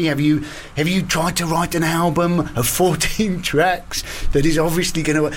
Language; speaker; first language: English; native; English